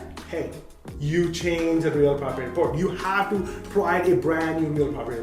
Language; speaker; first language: English; non-native, fluent; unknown